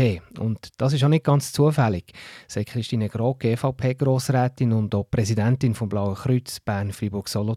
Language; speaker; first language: German; native; German